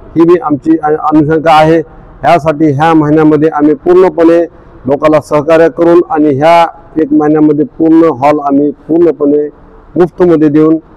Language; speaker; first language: Marathi; non-native, local second language; Urdu